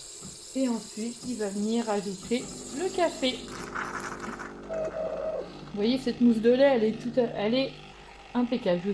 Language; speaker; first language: French; native; French